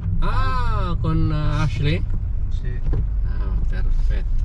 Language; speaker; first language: Italian; non-native, learner; Filipino